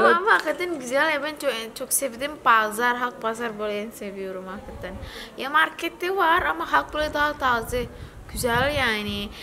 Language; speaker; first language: Turkish; non-native, learner; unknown